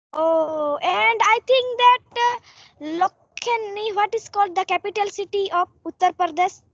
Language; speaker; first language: English; non-native, learner; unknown